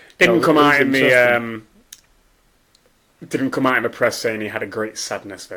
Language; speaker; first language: English; native; English